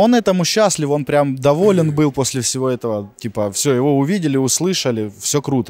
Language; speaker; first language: Russian; native; Russian